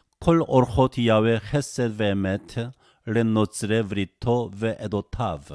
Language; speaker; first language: Hebrew; non-native, fluent; Korean